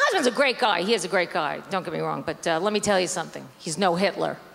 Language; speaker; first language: English; native; English